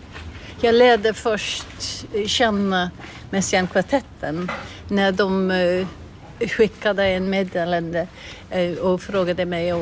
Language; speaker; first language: Swedish; non-native, fluent; English